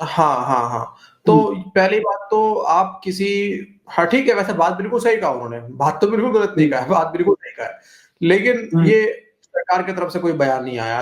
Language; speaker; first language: Hindi; native; Hindi